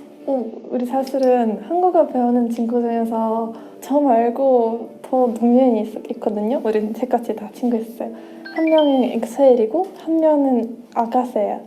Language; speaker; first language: Korean; non-native, fluent; Russian